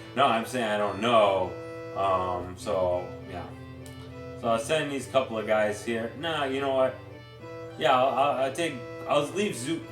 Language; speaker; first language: English; native; English